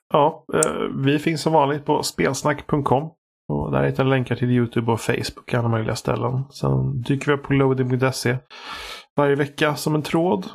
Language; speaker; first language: Swedish; native; Swedish